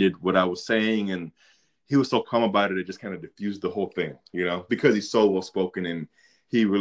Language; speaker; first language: English; native; English